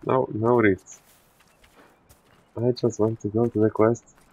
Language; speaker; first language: English; non-native, fluent; Polish